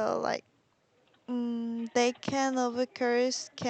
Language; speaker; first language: English; non-native, learner; Korean